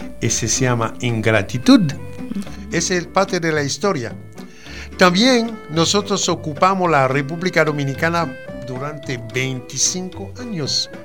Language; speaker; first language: Spanish; non-native, fluent; Haitian Creole